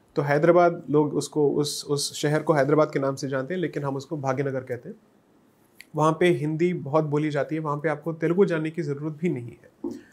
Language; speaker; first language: Hindi; non-native, local second language; Tamil